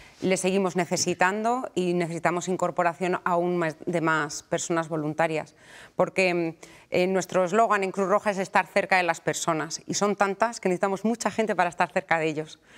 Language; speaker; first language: Spanish; native; Spanish